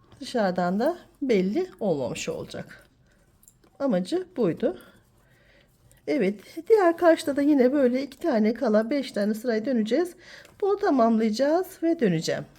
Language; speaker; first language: Turkish; native; Turkish